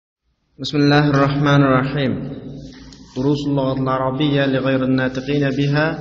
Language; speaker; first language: Arabic; non-native, fluent; Uyghur